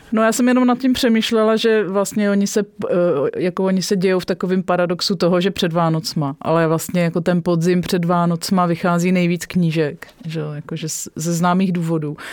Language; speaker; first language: Czech; native; Czech